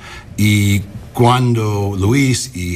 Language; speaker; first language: Spanish; non-native, learner; English